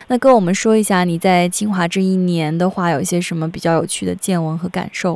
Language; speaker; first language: Chinese; native; Chinese